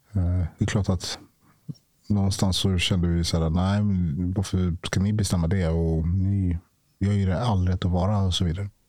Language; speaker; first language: Swedish; early bilingual, other home language; Ganda